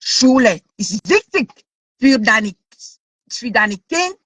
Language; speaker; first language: German; non-native, learner; French